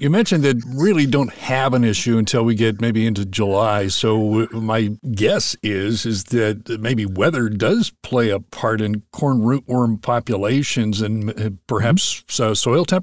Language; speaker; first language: English; native; English